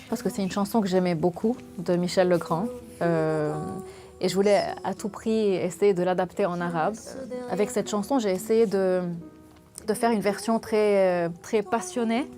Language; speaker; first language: French; non-native, local second language; Arabic